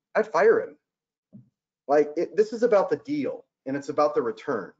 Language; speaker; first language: English; native; English